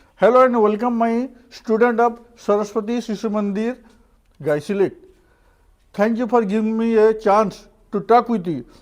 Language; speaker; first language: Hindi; non-native, local second language; Odia